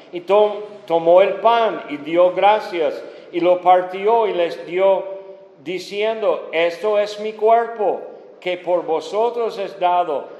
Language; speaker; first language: Spanish; non-native, fluent; English